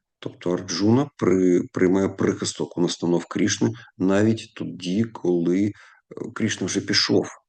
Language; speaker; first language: Ukrainian; non-native, local second language; Russian